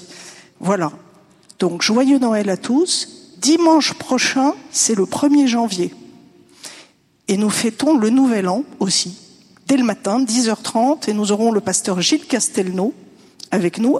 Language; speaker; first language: French; native; French